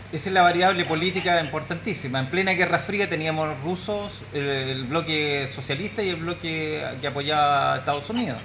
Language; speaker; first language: Spanish; native; Spanish